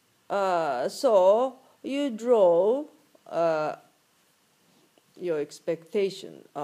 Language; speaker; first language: English; non-native, fluent; Japanese